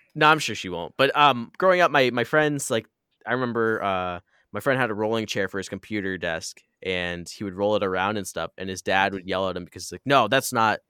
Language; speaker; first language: English; native; English